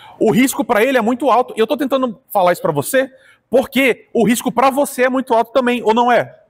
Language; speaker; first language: Portuguese; native; Portuguese